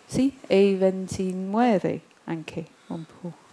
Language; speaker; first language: Italian; non-native, learner; English